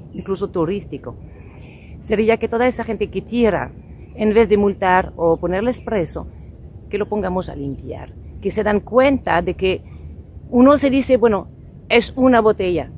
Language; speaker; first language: Spanish; non-native, fluent; French